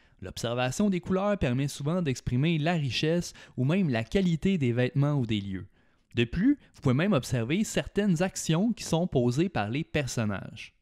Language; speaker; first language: French; native; French